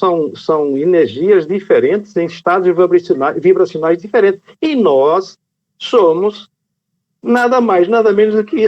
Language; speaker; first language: Portuguese; native; Portuguese